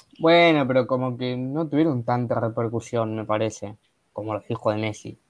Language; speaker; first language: Spanish; native; Spanish